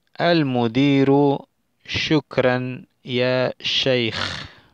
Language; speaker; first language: Arabic; non-native, fluent; Spanish